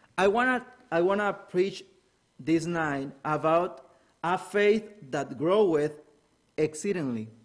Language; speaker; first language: English; non-native, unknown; Spanish